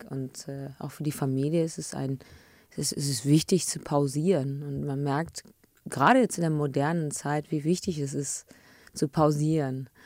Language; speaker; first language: German; early bilingual, other home language; English